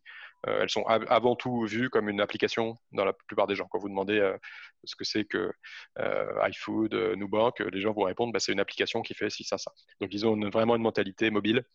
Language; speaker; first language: French; native; French